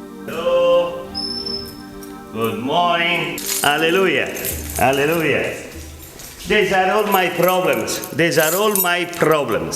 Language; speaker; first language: English; non-native, fluent; Italian